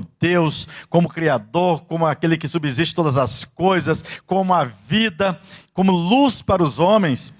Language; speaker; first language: Portuguese; native; Portuguese